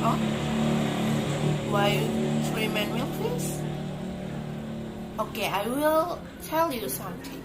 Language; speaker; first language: English; non-native, learner; Indonesian